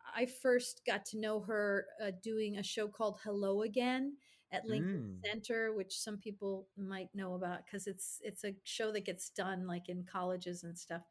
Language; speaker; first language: English; native; English